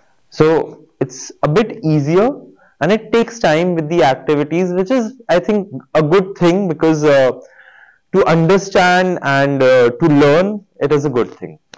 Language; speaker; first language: English; non-native, local second language; Hindi